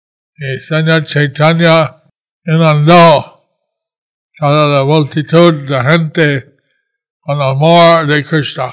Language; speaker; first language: Spanish; non-native, learner; English